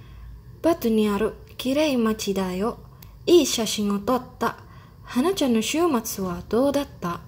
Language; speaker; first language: Japanese; non-native, learner; Indonesian